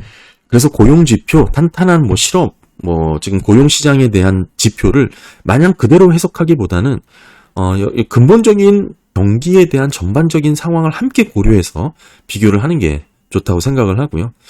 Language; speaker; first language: Korean; native; Korean